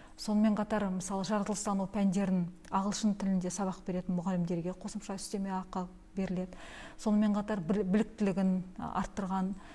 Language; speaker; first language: Kazakh; native; Kazakh